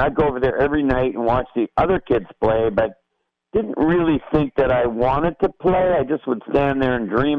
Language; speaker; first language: English; native; English